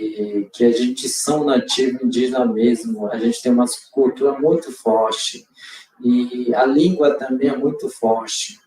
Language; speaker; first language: Portuguese; non-native, local second language; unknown